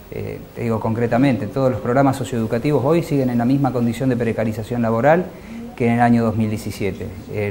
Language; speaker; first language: Spanish; native; Spanish